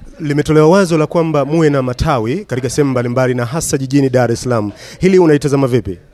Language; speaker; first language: Swahili; native; Swahili